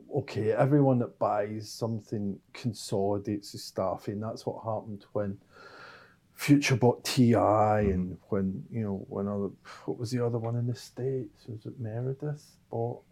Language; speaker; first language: English; native; English